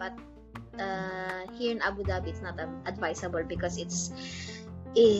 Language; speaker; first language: English; non-native, local second language; Filipino